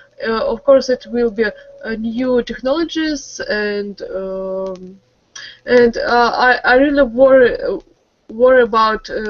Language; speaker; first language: English; non-native, learner; Russian